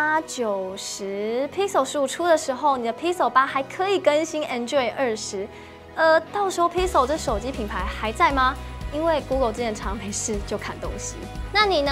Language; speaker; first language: Chinese; native; Chinese